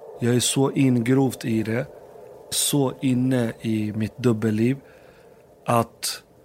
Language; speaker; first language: Swedish; early bilingual, other home language; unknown